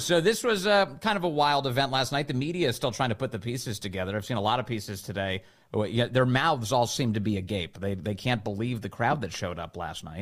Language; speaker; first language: English; native; English